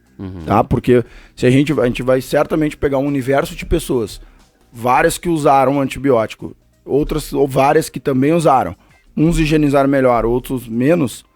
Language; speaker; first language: Portuguese; native; Portuguese